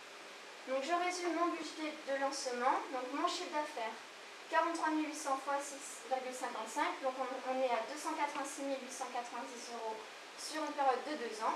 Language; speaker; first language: French; native; French